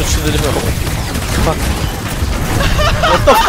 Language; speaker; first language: English; native; English